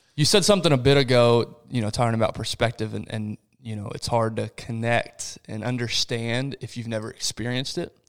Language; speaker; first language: English; early bilingual, other home language; Portuguese